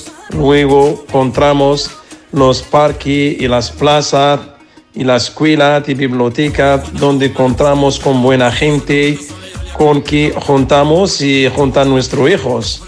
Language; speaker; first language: Spanish; non-native, learner; Arabic